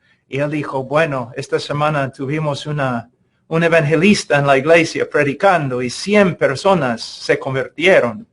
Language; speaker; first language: Spanish; non-native, fluent; English